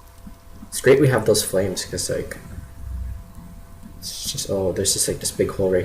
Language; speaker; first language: English; native; English